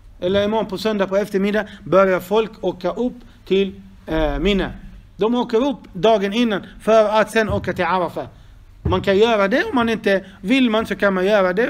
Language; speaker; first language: Swedish; non-native, fluent; Arabic